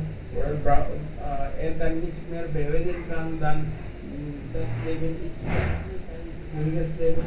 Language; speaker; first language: German; non-native, learner; Hindi